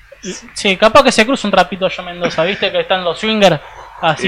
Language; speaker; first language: Spanish; native; Spanish